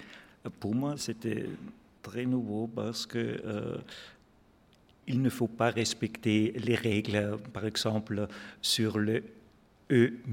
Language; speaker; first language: French; non-native, fluent; German